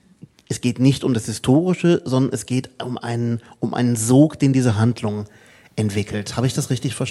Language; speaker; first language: German; native; German